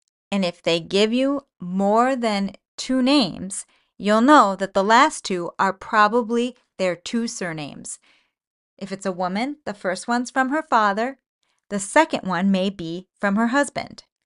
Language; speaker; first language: English; native; English